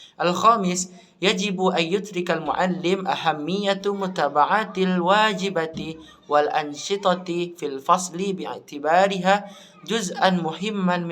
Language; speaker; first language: Arabic; non-native, learner; Indonesian